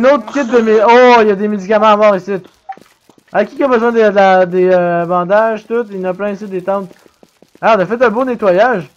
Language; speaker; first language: French; native; French